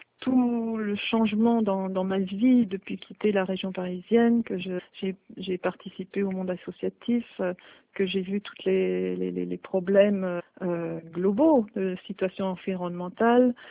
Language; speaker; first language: French; native; French